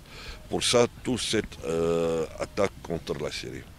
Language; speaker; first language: French; non-native, learner; Arabic